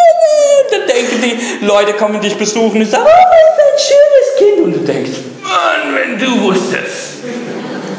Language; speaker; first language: German; non-native, fluent; English